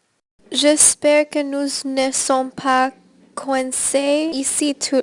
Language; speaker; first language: French; non-native, learner; English